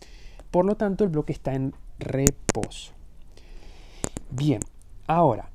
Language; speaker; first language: Spanish; native; Spanish